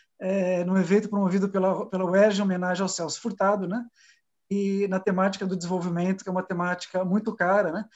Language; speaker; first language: Portuguese; native; Portuguese